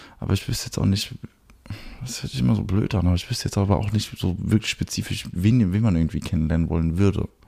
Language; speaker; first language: German; early bilingual, heritage; German